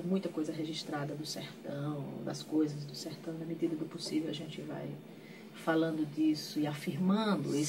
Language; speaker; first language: Portuguese; native; Portuguese